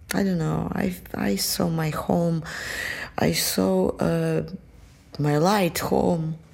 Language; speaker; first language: English; non-native, fluent; Russian